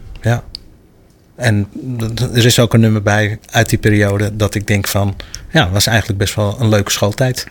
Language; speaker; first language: Dutch; native; Dutch